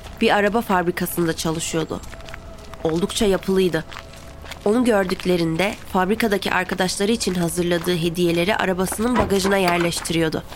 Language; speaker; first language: Turkish; native; Turkish